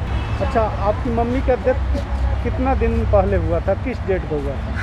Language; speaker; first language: Hindi; native; Hindi